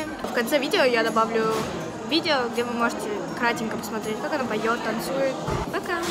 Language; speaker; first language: Russian; native; Russian